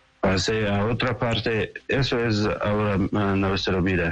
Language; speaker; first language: Spanish; non-native, learner; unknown